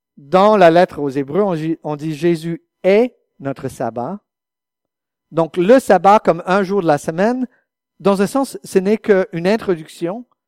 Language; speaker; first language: French; non-native, fluent; English